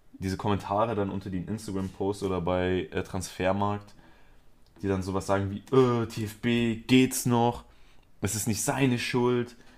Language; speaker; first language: German; early bilingual, other home language; Spanish